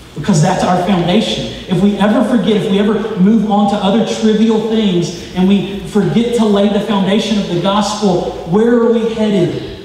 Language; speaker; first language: English; native; English